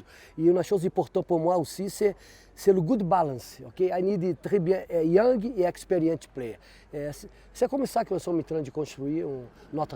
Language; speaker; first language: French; non-native, fluent; Portuguese